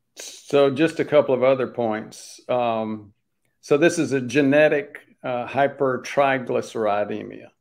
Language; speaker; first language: English; native; English